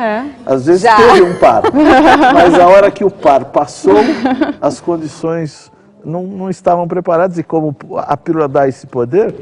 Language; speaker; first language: Portuguese; native; Portuguese